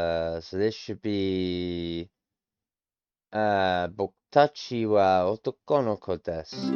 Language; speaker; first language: Japanese; non-native, learner; English